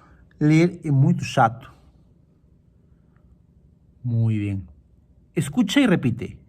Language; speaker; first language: Spanish; non-native, fluent; Portuguese